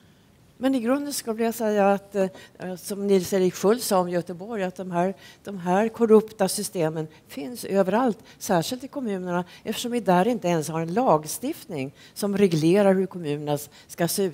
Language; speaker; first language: Swedish; native; Swedish